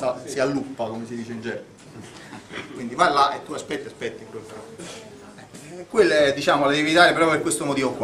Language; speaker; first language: Italian; native; Italian